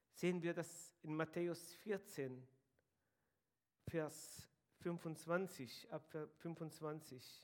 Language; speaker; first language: German; non-native, fluent; Arabic